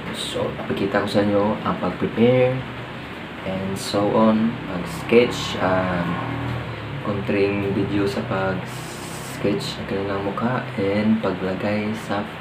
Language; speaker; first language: Filipino; non-native, local second language; Cebuano